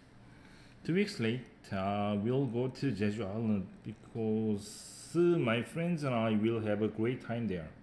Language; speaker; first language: English; non-native, fluent; Korean